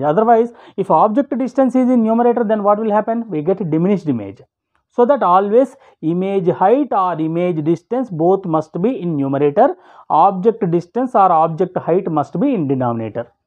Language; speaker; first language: English; non-native, local second language; Telugu